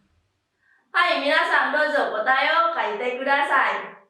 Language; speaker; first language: Japanese; non-native, fluent; Indonesian